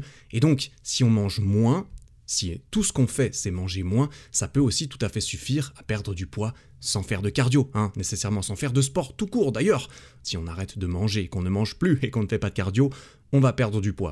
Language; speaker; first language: French; native; French